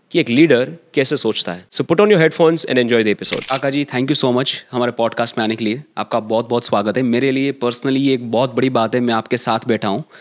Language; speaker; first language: Hindi; non-native, local second language; Gujarati